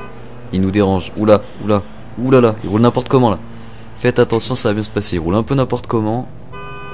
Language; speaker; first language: French; native; French